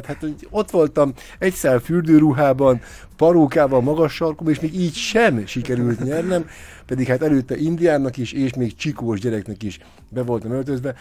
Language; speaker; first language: Hungarian; native; Hungarian